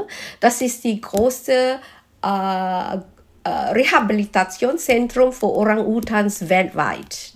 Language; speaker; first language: German; non-native, fluent; Malay